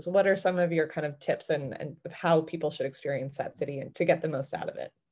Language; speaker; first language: English; native; English